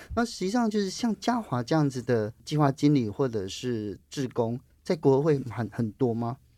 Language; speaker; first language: Chinese; native; Chinese